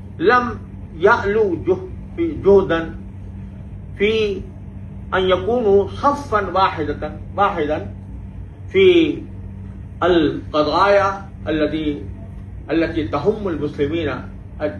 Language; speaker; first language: Arabic; non-native, fluent; Urdu